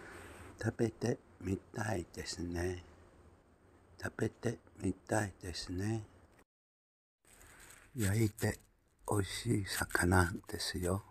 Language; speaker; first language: Japanese; non-native, learner; Chinese